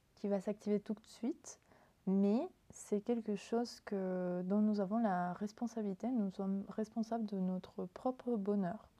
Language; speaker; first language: French; non-native, fluent; Spanish